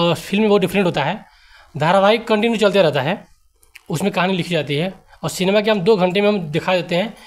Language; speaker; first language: Hindi; native; Hindi